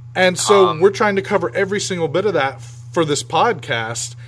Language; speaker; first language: English; native; English